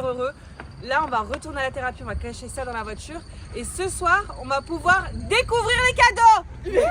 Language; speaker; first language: French; native; French